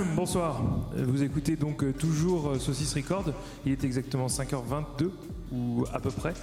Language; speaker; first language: French; native; French